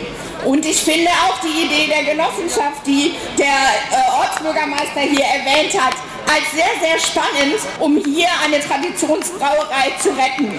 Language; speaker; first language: German; native; German